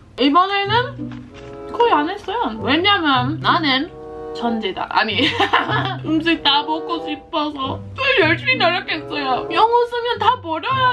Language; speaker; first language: Korean; non-native, learner; English